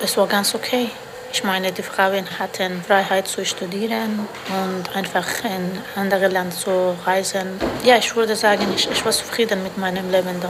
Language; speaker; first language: German; non-native, learner; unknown